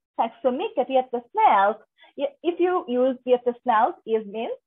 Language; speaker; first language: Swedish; non-native, learner; Bangla